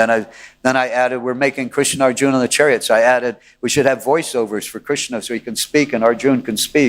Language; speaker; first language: English; native; English